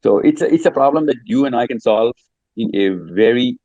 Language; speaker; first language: English; non-native, local second language; Urdu